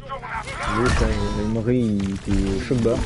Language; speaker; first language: French; native; French